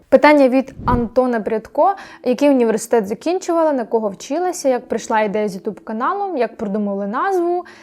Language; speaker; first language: Ukrainian; non-native, local second language; Russian